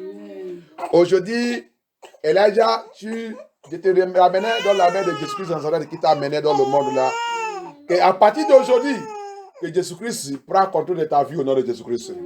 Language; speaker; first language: French; non-native, learner; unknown